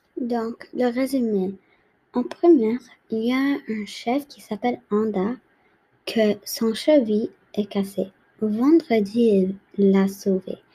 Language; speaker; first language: French; non-native, learner; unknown